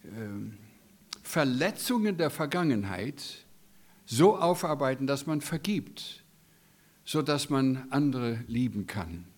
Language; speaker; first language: German; non-native, fluent; English